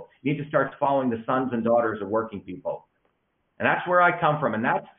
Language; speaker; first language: English; early bilingual, other home language; Tamil